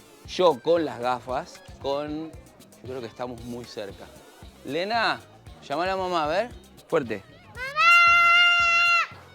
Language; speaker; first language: Spanish; native; Spanish